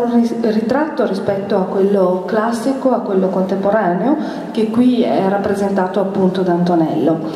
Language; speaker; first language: Italian; native; Italian